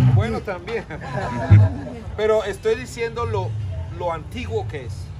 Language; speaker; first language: Spanish; native; Spanish